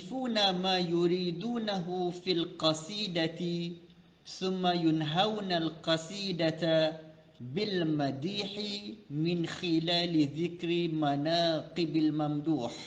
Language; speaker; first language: Arabic; non-native, fluent; Malay